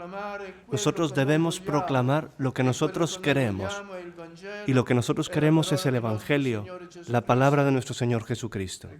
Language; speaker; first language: Spanish; non-native, fluent; Italian